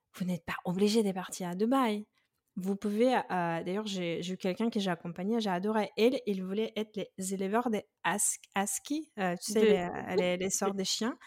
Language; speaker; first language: French; non-native, fluent; Russian